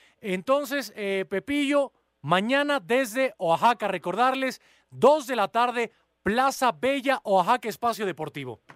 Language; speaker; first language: Spanish; native; Spanish